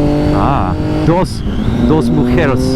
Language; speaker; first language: Spanish; non-native, learner; English